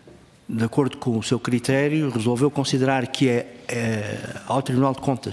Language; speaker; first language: Portuguese; native; Portuguese